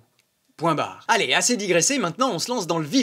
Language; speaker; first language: French; native; French